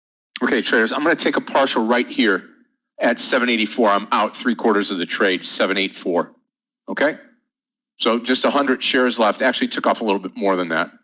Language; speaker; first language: English; native; English